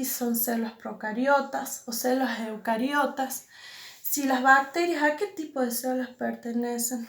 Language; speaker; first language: Spanish; native; Spanish